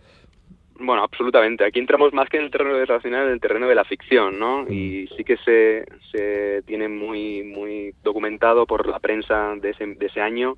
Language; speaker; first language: Spanish; native; Spanish